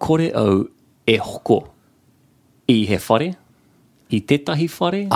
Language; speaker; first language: Māori; non-native, local second language; English